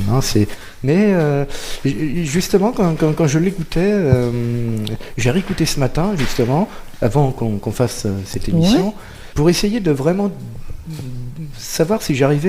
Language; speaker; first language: French; native; French